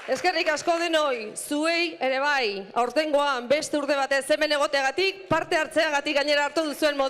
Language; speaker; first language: Basque; native; Basque